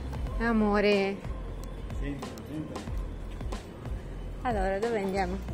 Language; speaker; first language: Italian; non-native, learner; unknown